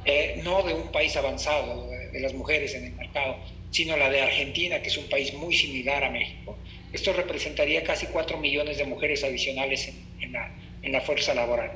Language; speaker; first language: Spanish; native; Spanish